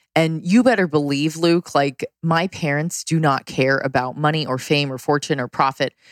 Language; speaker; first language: English; native; English